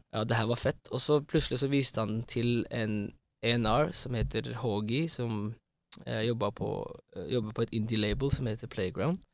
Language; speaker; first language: Norwegian; early bilingual, other home language; Amharic